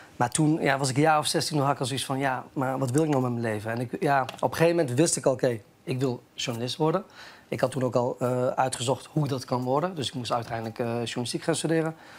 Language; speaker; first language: Dutch; early bilingual, other home language; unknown